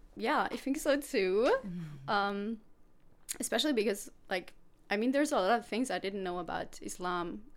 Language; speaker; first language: English; non-native, fluent; German